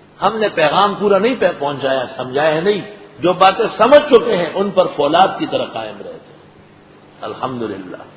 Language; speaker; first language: Urdu; non-native, local second language; Pashto